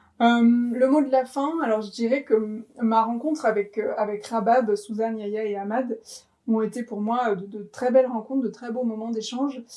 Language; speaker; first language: French; native; French